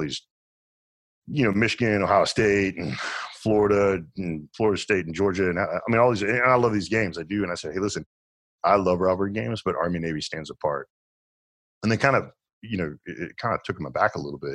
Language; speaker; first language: English; native; English